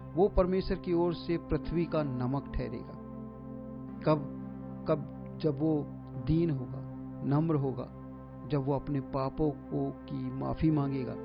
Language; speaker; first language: Hindi; native; Hindi